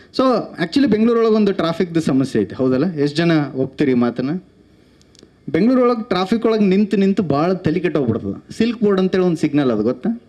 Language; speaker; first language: Kannada; native; Kannada